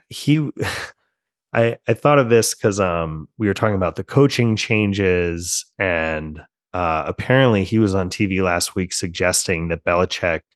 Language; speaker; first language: English; native; English